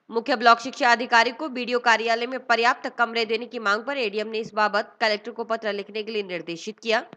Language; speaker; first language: Hindi; native; Hindi